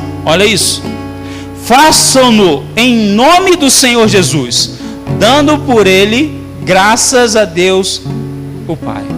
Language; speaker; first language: Portuguese; native; Portuguese